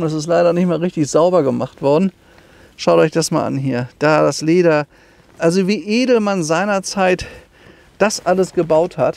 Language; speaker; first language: German; native; German